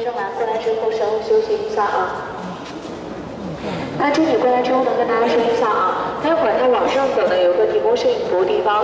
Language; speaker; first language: Chinese; native; Chinese